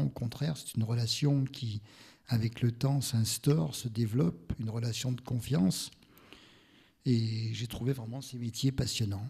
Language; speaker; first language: French; native; French